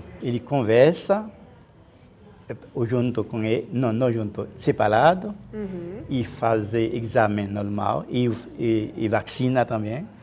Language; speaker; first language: Portuguese; non-native, learner; Haitian Creole